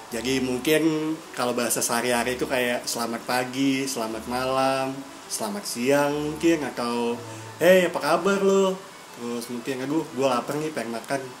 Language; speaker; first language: Indonesian; native; Indonesian